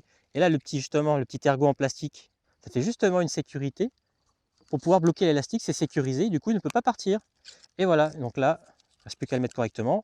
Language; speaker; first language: French; native; French